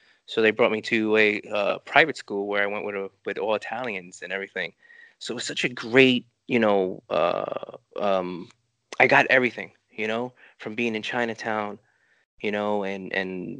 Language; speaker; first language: English; early bilingual, other home language; Spanish